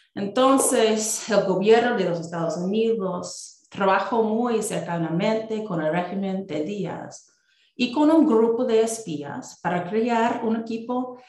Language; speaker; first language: Spanish; non-native, fluent; English